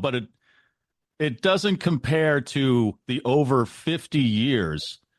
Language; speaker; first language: English; native; English